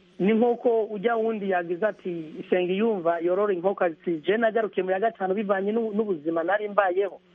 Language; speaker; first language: Rundi; early bilingual, heritage; Rundi